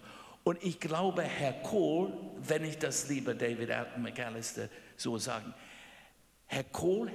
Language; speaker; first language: German; non-native, fluent; English